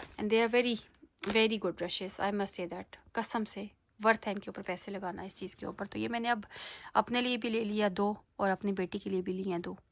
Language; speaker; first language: Urdu; native; Urdu